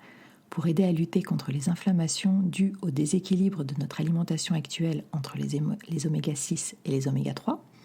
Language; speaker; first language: French; native; French